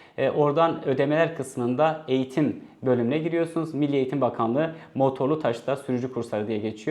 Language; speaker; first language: Turkish; native; Turkish